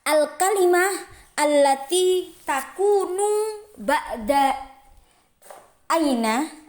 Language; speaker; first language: Arabic; non-native, fluent; Indonesian